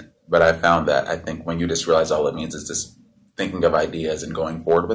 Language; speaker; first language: English; native; English